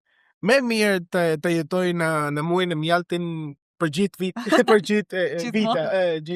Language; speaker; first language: Albanian; non-native, learner; Spanish